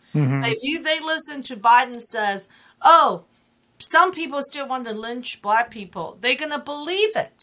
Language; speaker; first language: English; non-native, fluent; Chinese